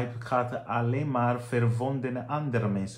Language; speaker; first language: Dutch; non-native, fluent; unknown